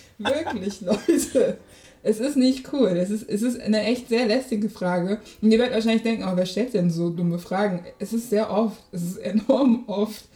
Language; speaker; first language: German; early bilingual, other home language; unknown